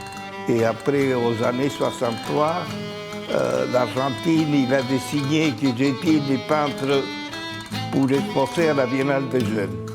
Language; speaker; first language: French; non-native, fluent; Spanish